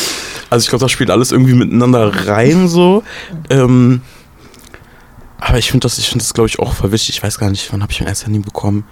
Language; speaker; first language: German; native; German